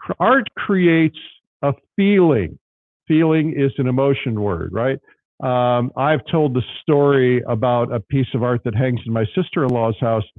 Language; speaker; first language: English; native; English